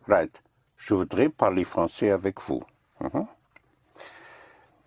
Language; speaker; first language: French; non-native, fluent; English